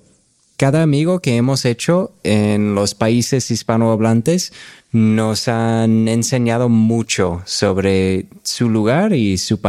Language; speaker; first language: Spanish; non-native, fluent; English